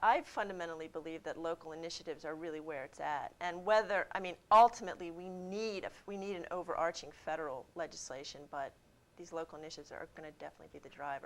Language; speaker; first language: English; native; English